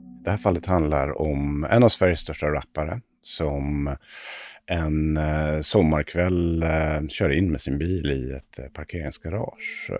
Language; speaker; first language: Swedish; native; Swedish